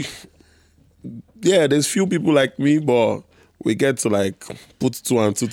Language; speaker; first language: English; non-native, local second language; Igbo